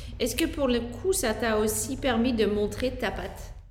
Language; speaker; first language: French; non-native, fluent; Dutch